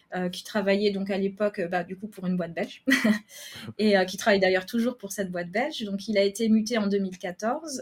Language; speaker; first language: French; native; French